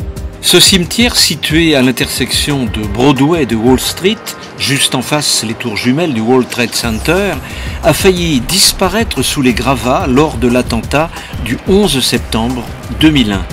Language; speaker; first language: French; non-native, fluent; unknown